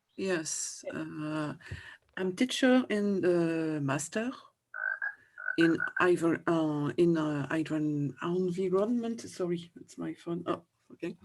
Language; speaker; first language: English; non-native, fluent; French